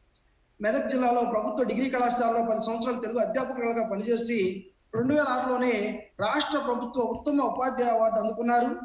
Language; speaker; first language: Telugu; native; Telugu